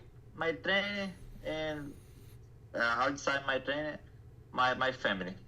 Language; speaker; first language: English; non-native, learner; Portuguese